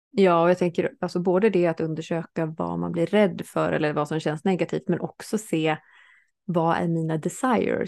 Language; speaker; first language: Swedish; native; Swedish